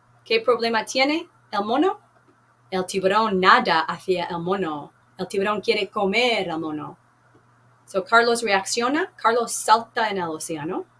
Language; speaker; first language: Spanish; non-native, fluent; English